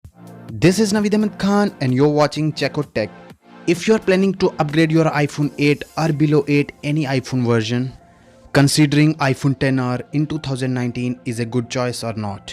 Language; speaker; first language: English; non-native, local second language; Urdu